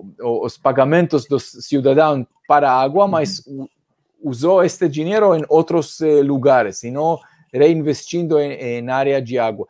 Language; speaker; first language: Portuguese; non-native, fluent; Hebrew